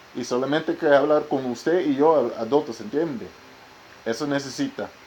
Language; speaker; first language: Spanish; non-native, learner; English